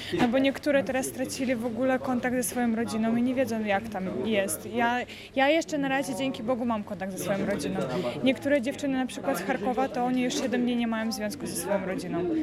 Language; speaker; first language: Polish; non-native, fluent; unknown